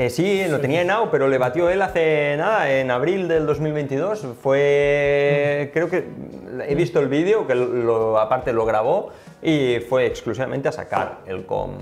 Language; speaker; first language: Spanish; native; Spanish